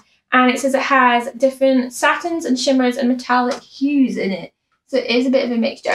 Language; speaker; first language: English; native; English